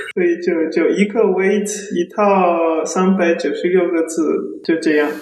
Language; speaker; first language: Chinese; early bilingual, heritage; Chinese